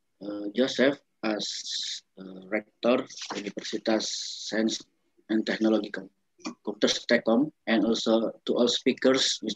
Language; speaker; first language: English; non-native, learner; Indonesian